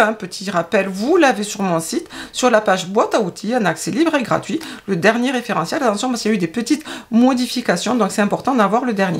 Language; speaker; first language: French; native; French